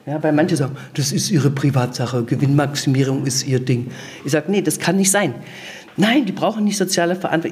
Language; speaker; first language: German; native; German